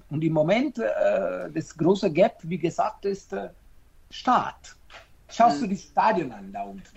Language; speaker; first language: German; non-native, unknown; Italian